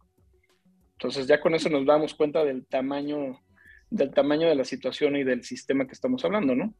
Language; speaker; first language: Spanish; native; Spanish